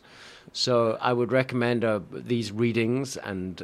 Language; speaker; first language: English; native; English